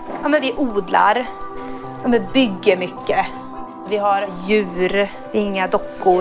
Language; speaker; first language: Swedish; native; Swedish